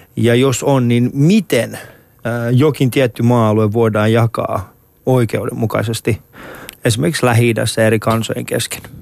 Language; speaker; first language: Finnish; early bilingual, other home language; Persian